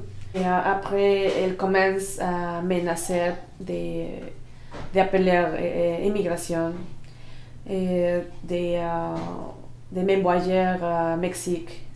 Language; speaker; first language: French; non-native, learner; Spanish